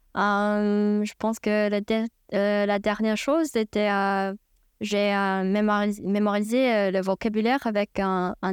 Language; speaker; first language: French; non-native, fluent; Chinese